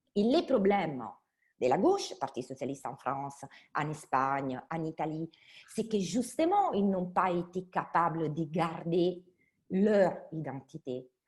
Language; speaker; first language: French; non-native, fluent; Italian